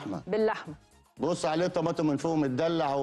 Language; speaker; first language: Arabic; native; Arabic